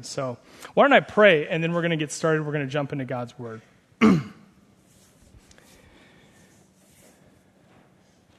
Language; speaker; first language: English; native; English